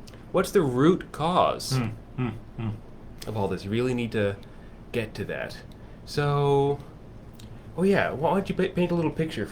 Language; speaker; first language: English; native; English